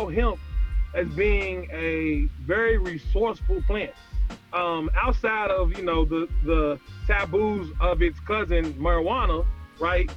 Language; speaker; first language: English; native; English